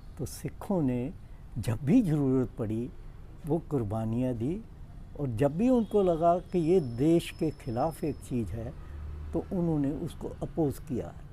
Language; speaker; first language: Hindi; non-native, local second language; Punjabi